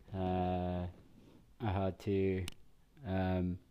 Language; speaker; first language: English; native; English